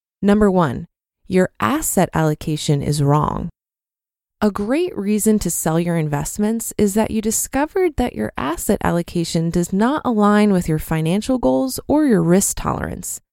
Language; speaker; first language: English; native; English